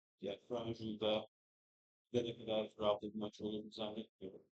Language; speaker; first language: Turkish; native; Turkish